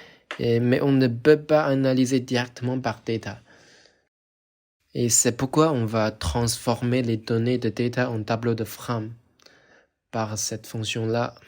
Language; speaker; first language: French; non-native, fluent; Chinese